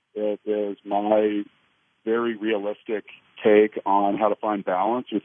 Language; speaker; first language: English; native; English